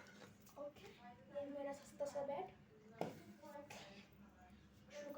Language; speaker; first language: Hindi; non-native, local second language; Bangla